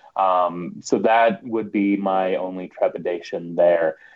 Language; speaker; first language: English; native; English